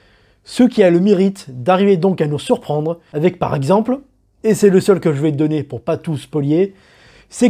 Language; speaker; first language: French; native; French